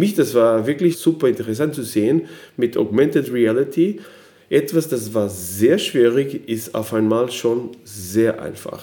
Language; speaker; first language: German; non-native, fluent; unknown